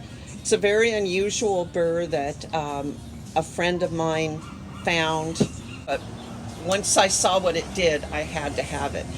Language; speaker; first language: English; native; English